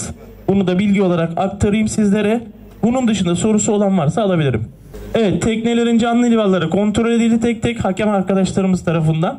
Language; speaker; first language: Turkish; native; Turkish